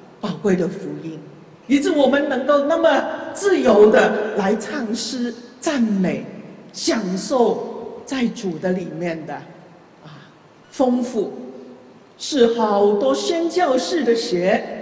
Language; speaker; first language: Chinese; non-native, local second language; Cantonese